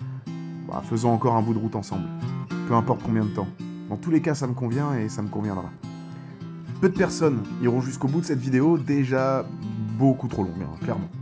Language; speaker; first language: French; native; French